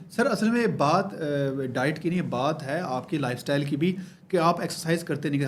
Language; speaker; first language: Urdu; non-native, local second language; Baluchi